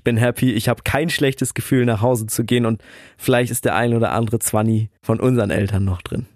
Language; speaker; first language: German; native; German